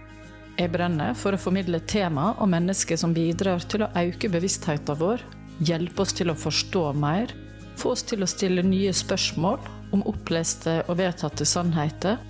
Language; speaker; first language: Norwegian; native; Norwegian